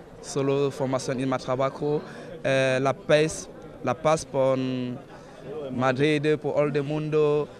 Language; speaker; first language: Spanish; non-native, learner; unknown